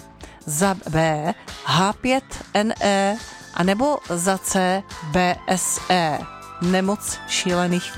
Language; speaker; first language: Czech; native; Czech